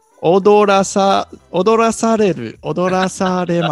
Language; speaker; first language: Japanese; non-native, fluent; English